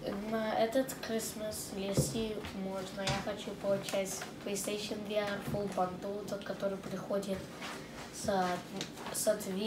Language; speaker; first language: Russian; early bilingual, heritage; Russian